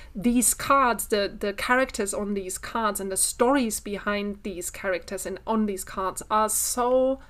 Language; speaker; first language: English; non-native, fluent; German